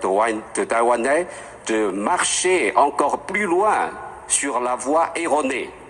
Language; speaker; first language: French; non-native, fluent; Chinese